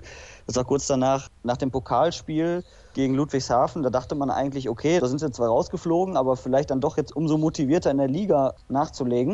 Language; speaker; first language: German; native; German